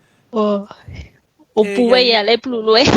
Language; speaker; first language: French; non-native, fluent; Spanish